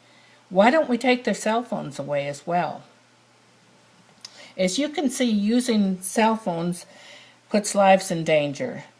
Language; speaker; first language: English; native; English